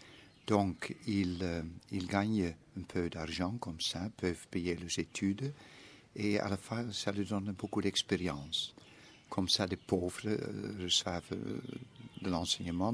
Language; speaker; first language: French; non-native, fluent; Dutch